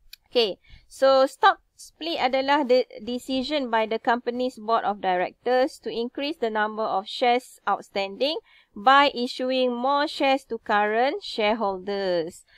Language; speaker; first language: English; non-native, local second language; Malay